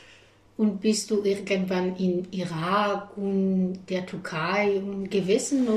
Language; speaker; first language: German; non-native, fluent; Spanish